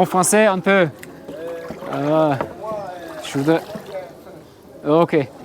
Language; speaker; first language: French; non-native, learner; Turkish